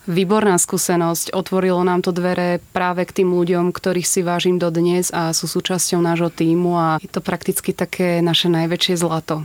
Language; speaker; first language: Slovak; native; Slovak